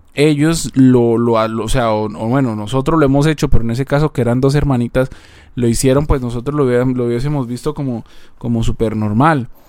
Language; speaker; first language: Spanish; native; Spanish